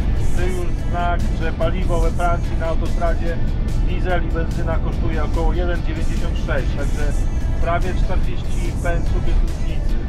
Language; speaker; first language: Polish; native; Polish